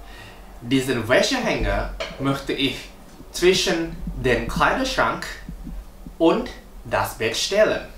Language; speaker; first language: German; non-native, fluent; Indonesian